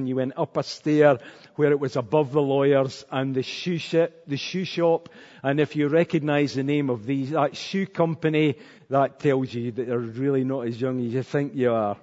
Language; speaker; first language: English; native; English